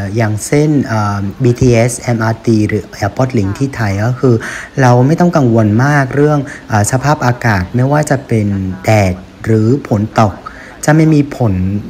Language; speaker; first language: Thai; non-native, fluent; Vietnamese